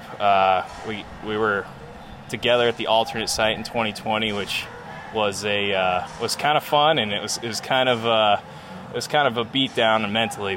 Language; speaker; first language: English; native; English